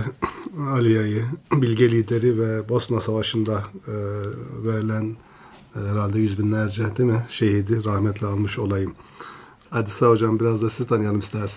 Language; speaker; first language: Turkish; native; Turkish